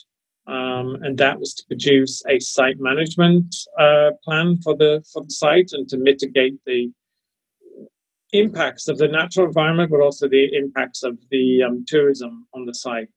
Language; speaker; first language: English; native; English